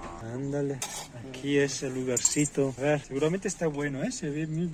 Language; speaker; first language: Spanish; non-native, learner; Italian